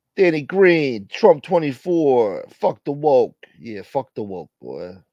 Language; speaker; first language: English; native; English